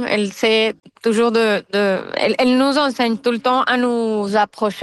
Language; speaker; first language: French; non-native, fluent; Spanish